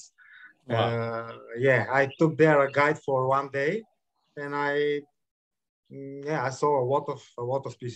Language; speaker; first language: English; non-native, learner; Bulgarian